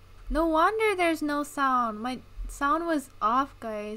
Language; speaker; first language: English; early bilingual, other home language; Japanese